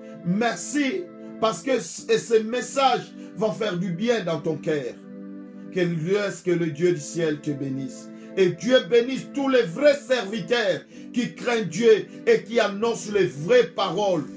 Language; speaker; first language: French; non-native, local second language; Lingala